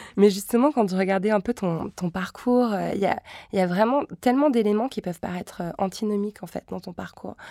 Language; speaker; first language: French; native; French